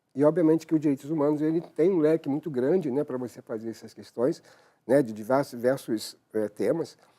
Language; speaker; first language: Portuguese; native; Portuguese